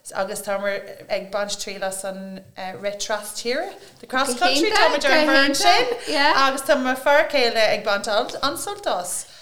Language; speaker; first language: Irish; non-native, local second language; English